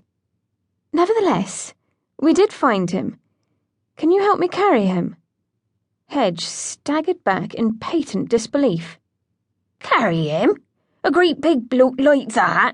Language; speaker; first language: English; native; English